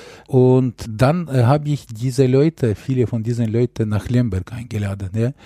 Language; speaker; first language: German; non-native, fluent; Ukrainian